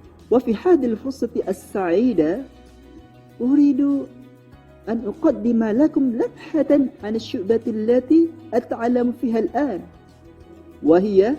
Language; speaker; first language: Arabic; non-native, learner; Indonesian